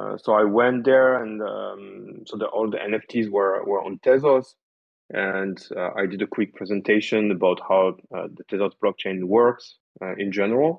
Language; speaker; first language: English; non-native, fluent; French